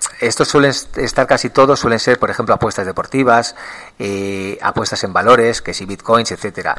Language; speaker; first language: Spanish; native; Spanish